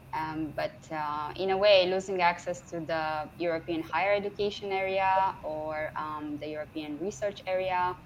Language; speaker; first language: English; non-native, fluent; Romanian